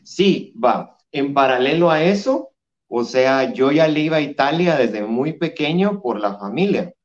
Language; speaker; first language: Spanish; native; Spanish